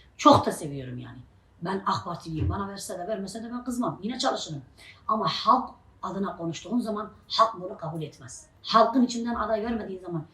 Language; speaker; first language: Turkish; non-native, local second language; Arabic